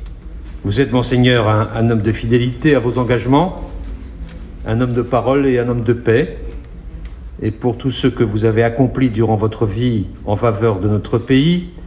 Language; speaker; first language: French; native; French